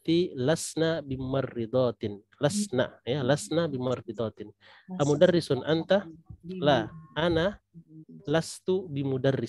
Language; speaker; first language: Arabic; non-native, learner; Indonesian